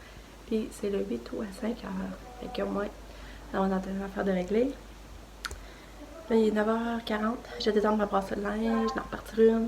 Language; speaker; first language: French; native; French